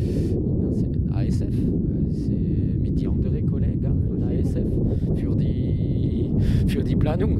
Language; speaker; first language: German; non-native, learner; French